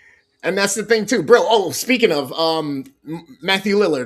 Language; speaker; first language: English; native; English